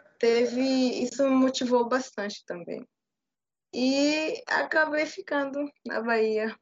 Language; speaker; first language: Portuguese; non-native, fluent; Spanish